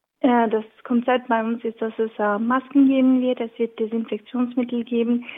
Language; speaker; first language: German; non-native, local second language; French